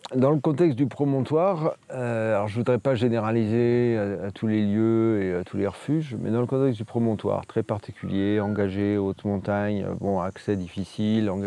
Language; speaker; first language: French; native; French